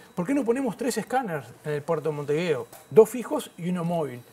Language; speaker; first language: Spanish; native; Spanish